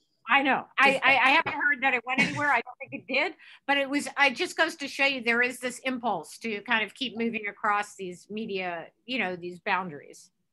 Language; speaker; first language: English; native; English